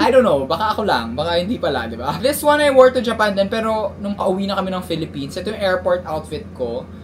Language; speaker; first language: Filipino; native; Filipino